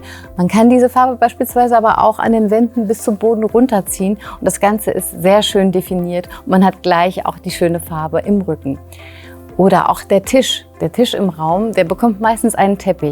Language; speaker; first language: German; native; German